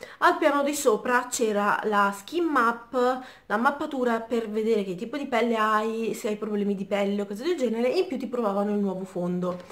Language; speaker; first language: Italian; native; Italian